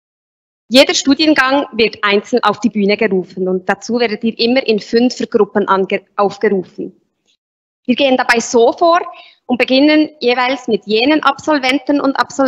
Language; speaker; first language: German; native; German